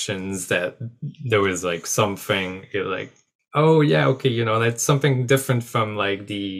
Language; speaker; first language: English; non-native, fluent; French